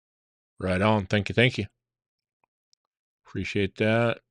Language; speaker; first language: English; native; English